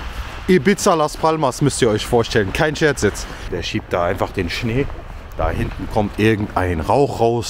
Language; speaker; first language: German; native; German